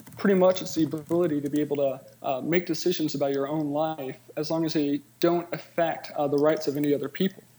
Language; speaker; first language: English; native; English